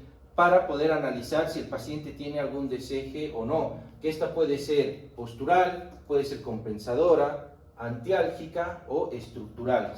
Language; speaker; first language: Spanish; native; Spanish